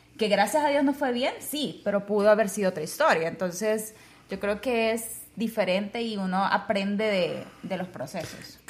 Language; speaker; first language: Spanish; native; Spanish